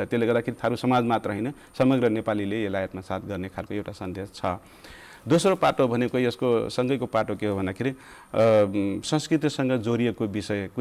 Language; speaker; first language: Nepali; non-native, local second language; Rana Tharu